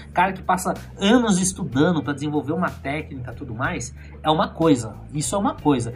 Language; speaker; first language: Portuguese; native; Portuguese